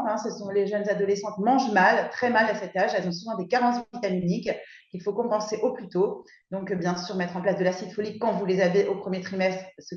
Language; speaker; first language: French; native; French